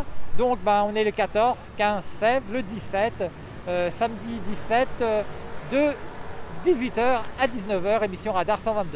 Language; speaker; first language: French; native; French